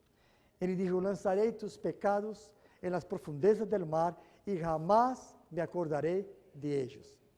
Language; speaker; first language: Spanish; non-native, fluent; Portuguese